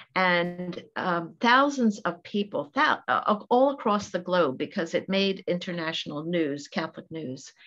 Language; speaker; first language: English; native; English